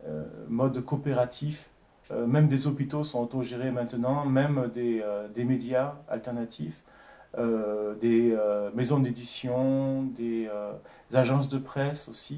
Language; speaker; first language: French; native; French